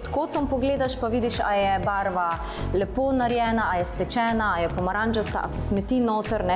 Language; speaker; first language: Slovenian; native; Slovenian